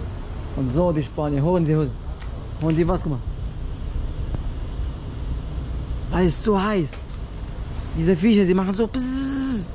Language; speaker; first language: German; non-native, fluent; Arabic